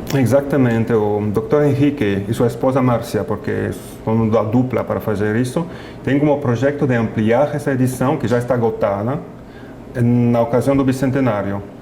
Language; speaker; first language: Portuguese; non-native, fluent; French